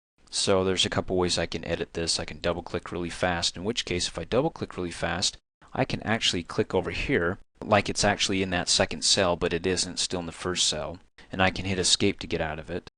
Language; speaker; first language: English; native; English